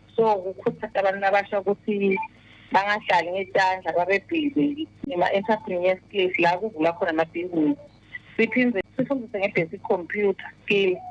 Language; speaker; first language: Zulu; non-native, local second language; Swati